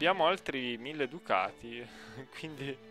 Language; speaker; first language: Italian; native; Italian